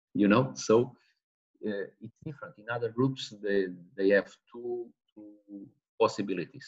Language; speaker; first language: English; non-native, learner; Portuguese